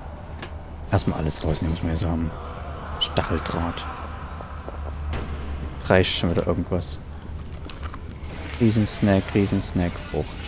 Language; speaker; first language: German; native; German